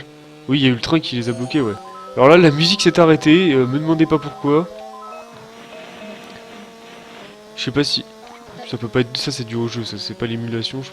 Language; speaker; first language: French; native; French